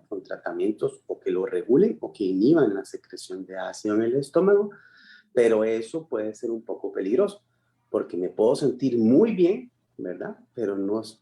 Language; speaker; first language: Spanish; native; Spanish